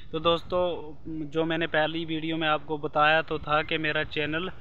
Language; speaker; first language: Hindi; native; Hindi